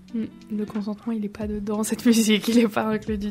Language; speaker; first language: French; native; French